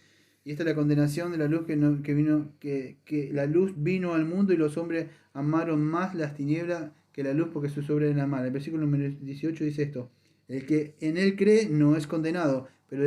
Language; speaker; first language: Spanish; native; Spanish